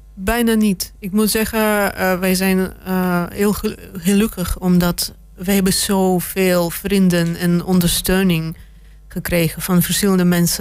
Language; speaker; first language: Dutch; non-native, fluent; Russian